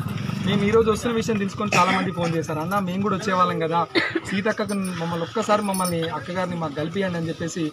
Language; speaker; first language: Telugu; native; Telugu